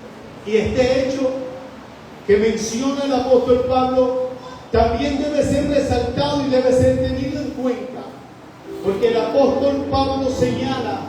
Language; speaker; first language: Spanish; native; Spanish